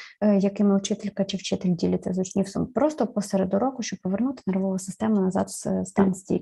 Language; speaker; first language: Ukrainian; native; Ukrainian